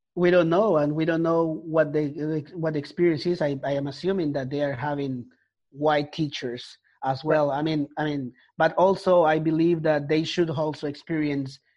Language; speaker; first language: English; non-native, fluent; Spanish